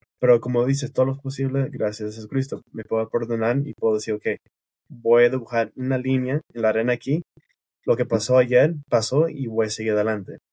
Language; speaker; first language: Spanish; non-native, fluent; English